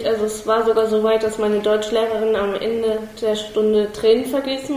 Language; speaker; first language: German; native; German